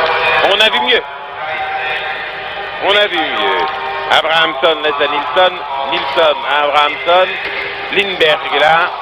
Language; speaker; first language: French; native; French